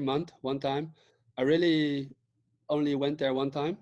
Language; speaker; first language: English; non-native, fluent; Dutch